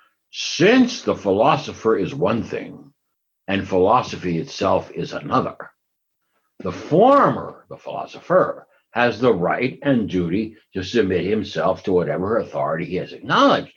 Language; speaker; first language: English; native; English